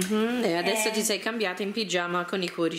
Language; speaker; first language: Italian; early bilingual, heritage; Italian